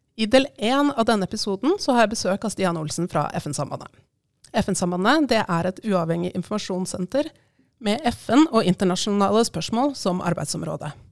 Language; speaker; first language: Norwegian; native; Norwegian